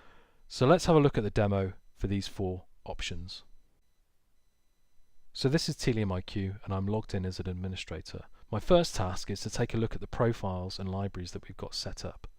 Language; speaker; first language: English; native; English